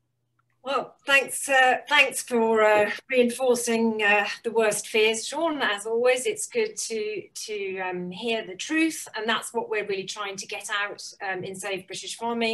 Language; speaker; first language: English; native; English